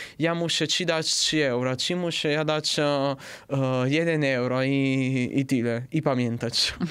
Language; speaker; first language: Polish; non-native, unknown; Italian